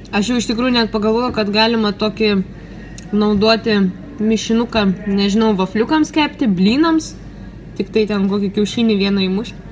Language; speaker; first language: Lithuanian; non-native, local second language; Russian